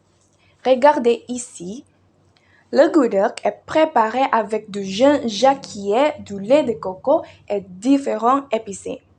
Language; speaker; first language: French; non-native, learner; Indonesian